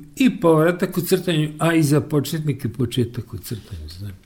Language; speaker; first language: Serbian; native; Serbian